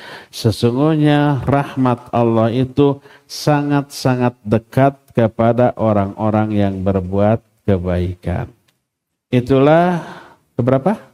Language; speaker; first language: Indonesian; non-native, local second language; Sundanese